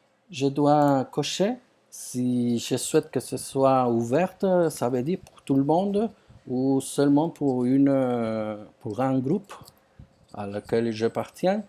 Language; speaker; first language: French; non-native, fluent; Spanish